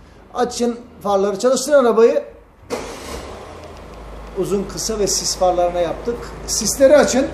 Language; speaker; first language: Turkish; native; Turkish